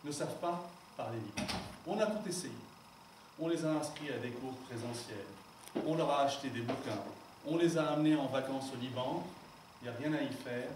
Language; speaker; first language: French; non-native, local second language; Arabic